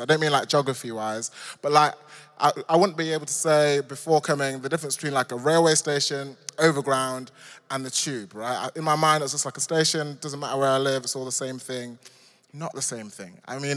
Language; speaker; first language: English; native; English